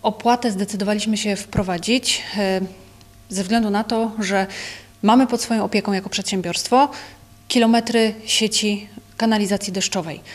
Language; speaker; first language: Polish; native; Polish